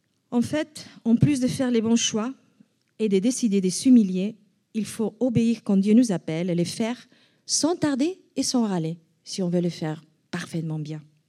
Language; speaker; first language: French; non-native, fluent; Spanish